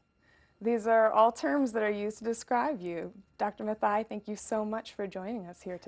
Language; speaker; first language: English; native; English